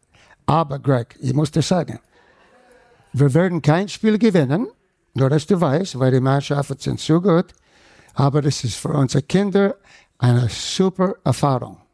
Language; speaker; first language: German; non-native, fluent; English